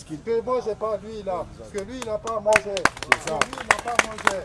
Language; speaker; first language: French; native; French